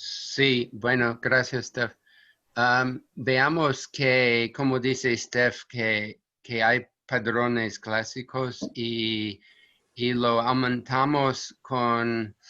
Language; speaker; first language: Spanish; non-native, fluent; English